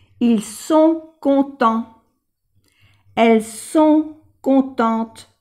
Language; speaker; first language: French; non-native, fluent; Spanish